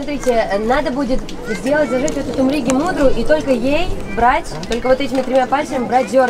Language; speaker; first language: Russian; native; Russian